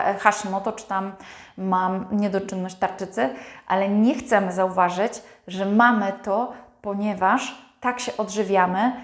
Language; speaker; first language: Polish; native; Polish